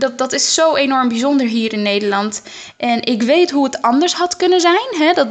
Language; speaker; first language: Dutch; early bilingual, other home language; Arabic